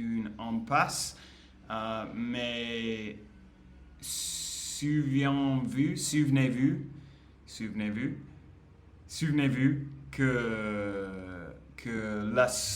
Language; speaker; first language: French; non-native, learner; English